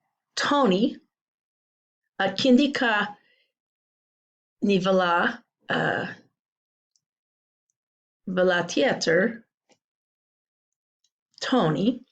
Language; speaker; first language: Albanian; non-native, learner; English